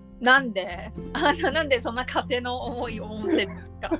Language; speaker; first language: Japanese; non-native, learner; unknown